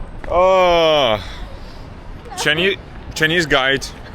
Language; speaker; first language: English; non-native, learner; Ukrainian